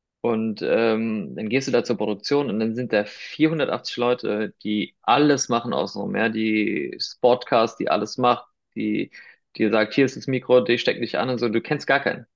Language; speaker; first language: German; early bilingual, other home language; Spanish